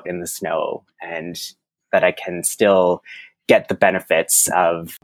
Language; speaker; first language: English; non-native, fluent; French